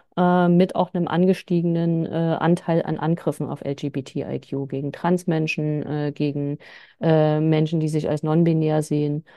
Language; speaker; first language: German; native; German